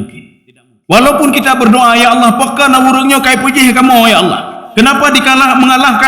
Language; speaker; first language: Indonesian; native; Indonesian